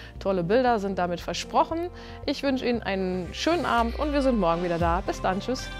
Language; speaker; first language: German; native; German